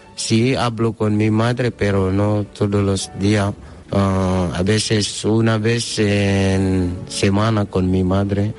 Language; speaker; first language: Spanish; non-native, learner; Fula